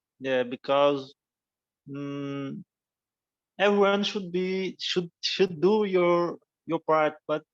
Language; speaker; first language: English; non-native, learner; Portuguese